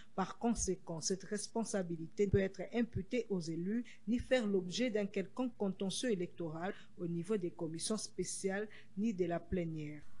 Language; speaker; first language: French; non-native, local second language; Lingala